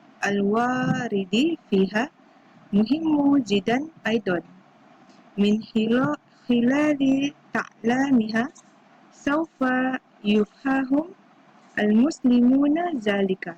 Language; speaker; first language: Arabic; non-native, learner; Malay